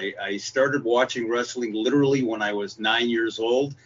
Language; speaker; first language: English; native; English